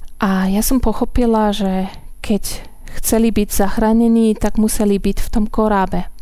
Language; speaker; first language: Slovak; non-native, fluent; German